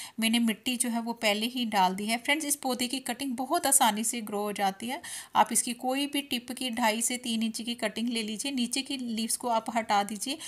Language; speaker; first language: Hindi; non-native, local second language; Punjabi